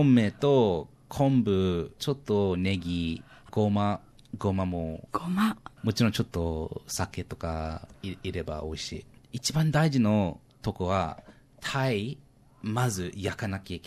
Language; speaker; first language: Japanese; non-native, learner; English